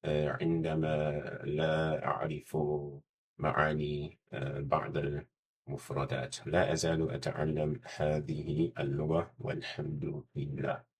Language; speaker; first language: Arabic; non-native, fluent; English